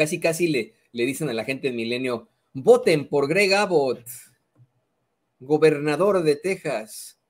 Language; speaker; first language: Spanish; native; Spanish